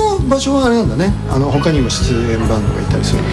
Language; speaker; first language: Japanese; native; Japanese